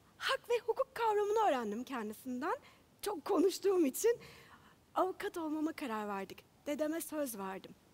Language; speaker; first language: Turkish; native; Turkish